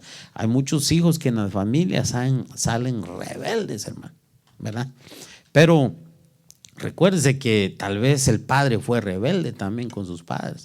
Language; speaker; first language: Spanish; native; Spanish